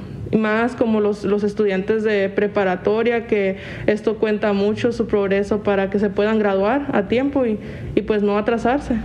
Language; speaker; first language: Spanish; native; Spanish